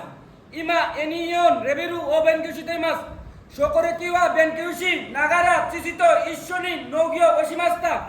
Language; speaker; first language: Japanese; non-native, learner; Bangla